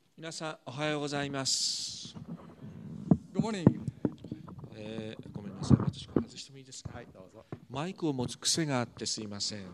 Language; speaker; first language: Japanese; native; Japanese